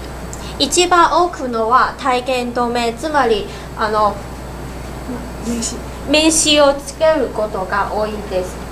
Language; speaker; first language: Japanese; non-native, learner; Cantonese